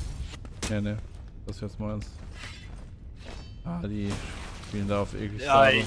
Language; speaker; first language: German; native; German